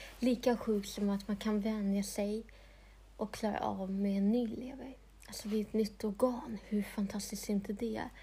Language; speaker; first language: Swedish; non-native, local second language; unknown